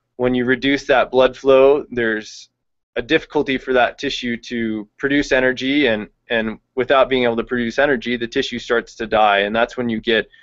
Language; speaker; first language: English; native; English